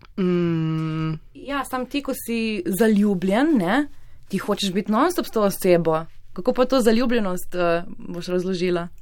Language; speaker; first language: Slovenian; native; Slovenian